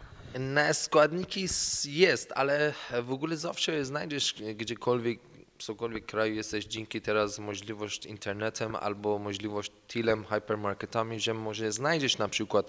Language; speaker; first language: Polish; non-native, learner; Persian